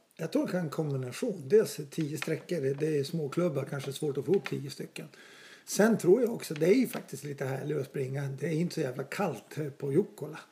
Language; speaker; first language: Swedish; native; Swedish